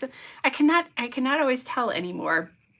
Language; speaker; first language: English; native; English